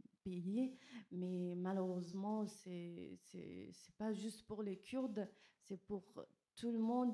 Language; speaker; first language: French; non-native, learner; Kurdish